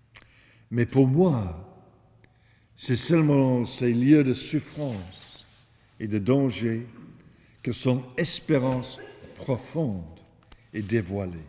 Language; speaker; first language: French; non-native, fluent; English